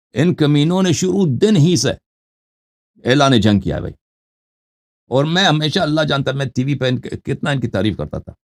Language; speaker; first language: Urdu; non-native, fluent; Persian